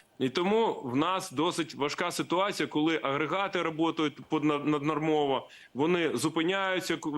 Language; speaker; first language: Ukrainian; native; Ukrainian